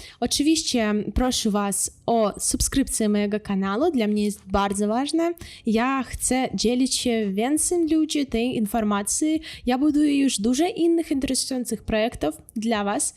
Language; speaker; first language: Polish; non-native, fluent; Russian